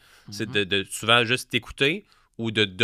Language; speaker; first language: French; native; French